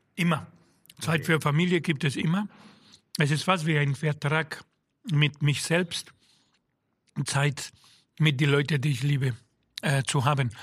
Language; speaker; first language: German; non-native, fluent; Spanish